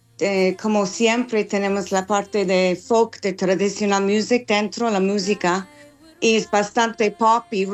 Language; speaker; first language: Spanish; non-native, learner; English